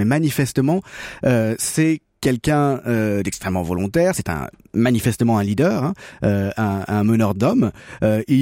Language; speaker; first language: French; native; French